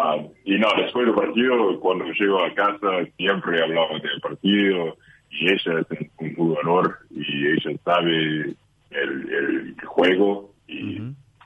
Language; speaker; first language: Spanish; non-native, learner; English